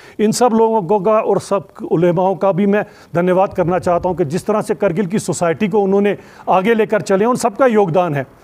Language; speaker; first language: Hindi; native; Hindi